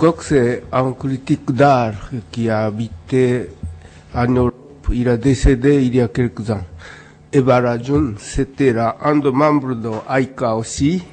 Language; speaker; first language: French; non-native, learner; Japanese